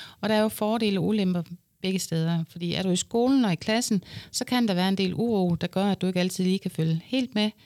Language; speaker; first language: Danish; native; Danish